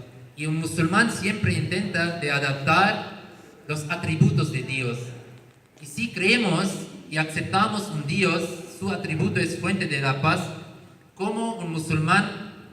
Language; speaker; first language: Spanish; non-native, learner; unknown